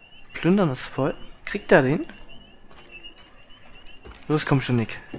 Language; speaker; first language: German; native; German